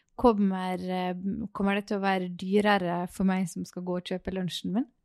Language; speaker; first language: Norwegian; native; Norwegian